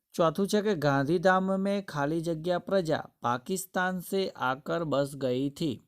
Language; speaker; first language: Hindi; non-native, local second language; Gujarati